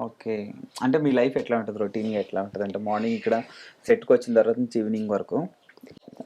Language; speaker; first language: Telugu; native; Telugu